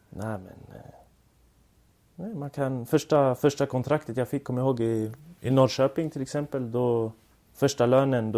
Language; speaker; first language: Swedish; early bilingual, other home language; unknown